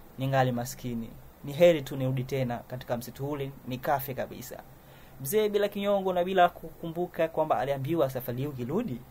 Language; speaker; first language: Swahili; native; Swahili